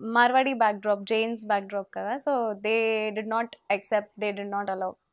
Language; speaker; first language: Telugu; non-native, local second language; Hindi